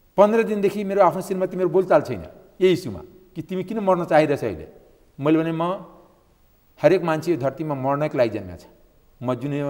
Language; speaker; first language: Nepali; non-native, local second language; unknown